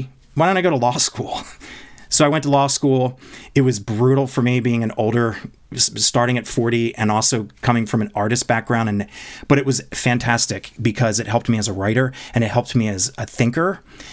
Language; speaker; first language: English; native; English